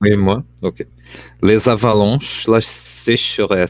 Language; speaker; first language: French; non-native, learner; Portuguese